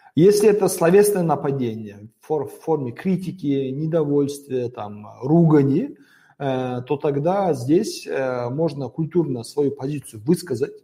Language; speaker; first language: Russian; non-native, local second language; Kazakh